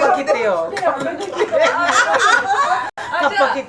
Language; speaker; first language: Japanese; native; Japanese